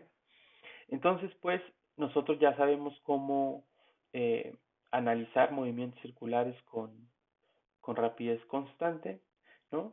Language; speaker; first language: Spanish; native; Spanish